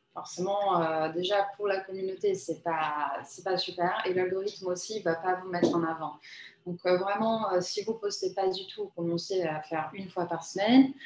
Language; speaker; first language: French; non-native, fluent; Portuguese